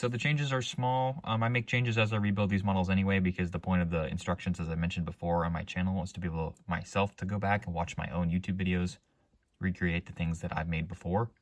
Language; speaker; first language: English; native; English